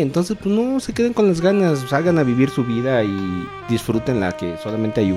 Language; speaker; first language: Spanish; native; Spanish